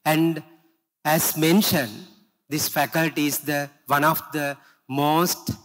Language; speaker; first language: English; non-native, local second language; Sinhala